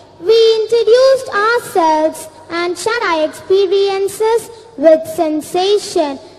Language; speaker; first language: English; non-native, local second language; Tamil